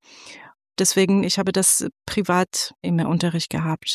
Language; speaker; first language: German; non-native, fluent; Persian